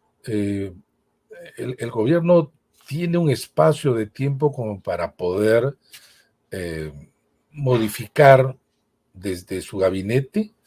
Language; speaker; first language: Spanish; native; Spanish